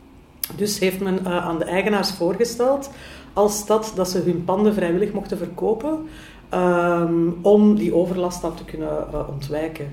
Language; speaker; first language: Dutch; native; Dutch